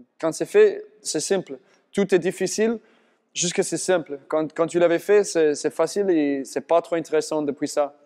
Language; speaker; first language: French; non-native, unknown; English